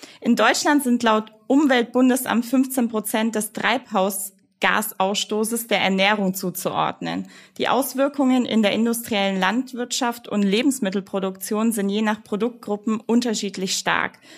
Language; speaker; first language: German; native; German